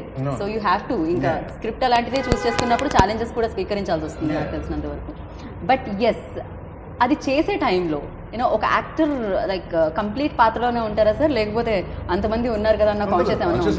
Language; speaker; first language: Telugu; native; Telugu